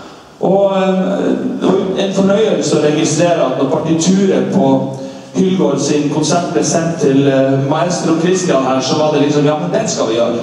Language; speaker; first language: Norwegian; native; Norwegian